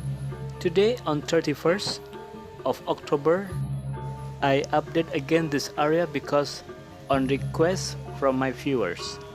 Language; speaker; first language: English; non-native, local second language; Indonesian